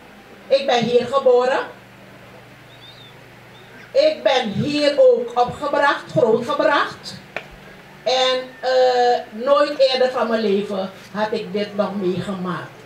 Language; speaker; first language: Dutch; non-native, local second language; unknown